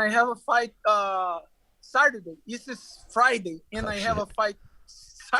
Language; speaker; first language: English; non-native, learner; Portuguese